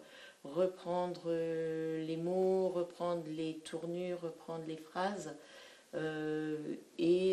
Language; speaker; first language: French; native; French